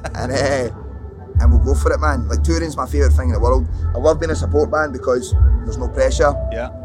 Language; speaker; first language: English; native; English